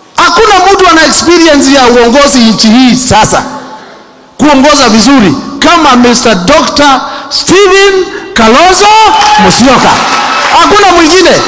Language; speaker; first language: Swahili; non-native, local second language; Kikuyu